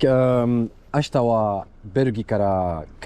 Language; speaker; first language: Japanese; non-native, learner; French